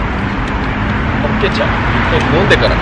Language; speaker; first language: Japanese; non-native, fluent; Korean